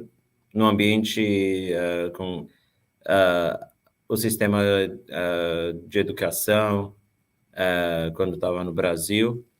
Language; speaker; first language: Portuguese; non-native, fluent; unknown